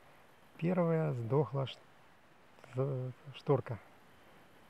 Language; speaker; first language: Russian; native; Russian